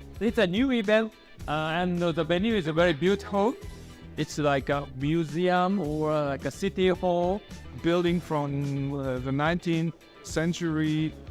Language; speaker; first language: English; non-native, fluent; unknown